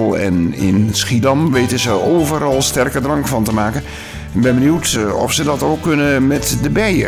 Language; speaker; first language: Dutch; native; Dutch